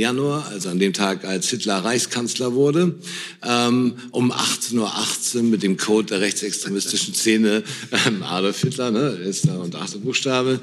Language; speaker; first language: German; native; German